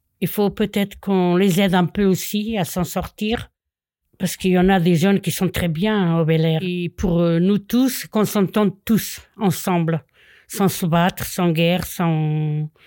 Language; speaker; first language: French; non-native, fluent; Portuguese